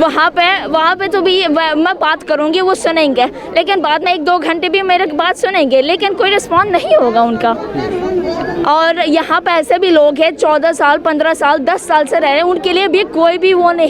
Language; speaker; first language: Hindi; non-native, fluent; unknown